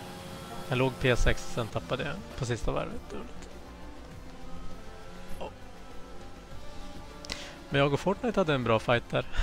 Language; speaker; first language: Swedish; native; Swedish